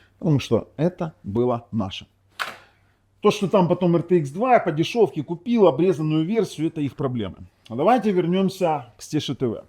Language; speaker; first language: Russian; non-native, local second language; Ukrainian